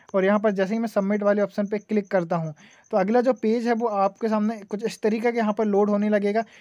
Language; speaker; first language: Hindi; native; Hindi